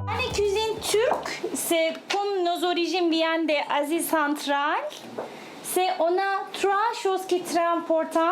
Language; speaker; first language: French; non-native, fluent; Turkish